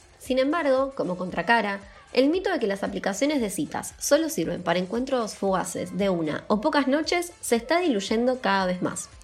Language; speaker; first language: Spanish; native; Spanish